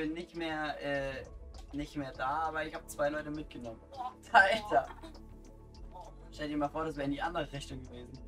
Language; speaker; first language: German; native; German